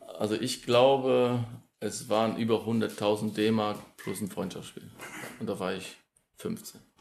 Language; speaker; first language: German; early bilingual, other home language; Polish